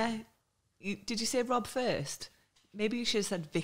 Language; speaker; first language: English; native; English